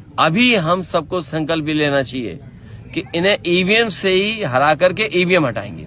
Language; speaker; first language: Hindi; native; Hindi